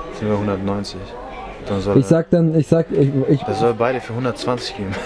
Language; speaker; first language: German; native; German